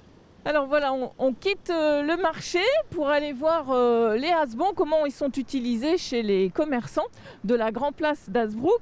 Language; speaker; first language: French; native; French